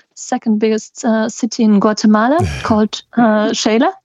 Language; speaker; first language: English; non-native, fluent; German